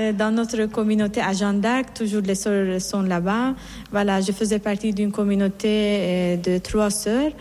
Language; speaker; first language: French; non-native, fluent; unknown